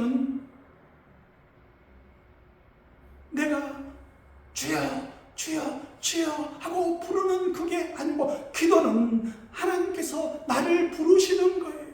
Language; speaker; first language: Korean; native; Korean